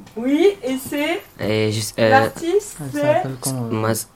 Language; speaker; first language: French; native; French